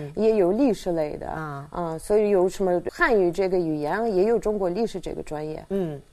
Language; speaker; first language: Chinese; non-native, fluent; Russian